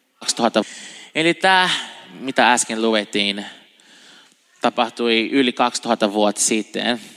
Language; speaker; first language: Finnish; non-native, fluent; Portuguese